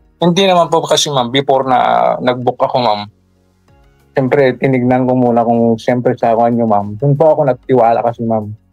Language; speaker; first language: Filipino; non-native, local second language; Iloko